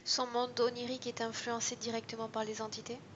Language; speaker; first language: French; native; French